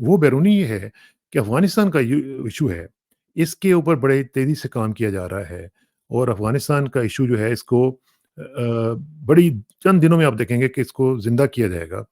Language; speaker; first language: Urdu; native; Urdu